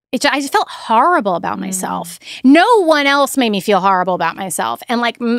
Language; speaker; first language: English; native; English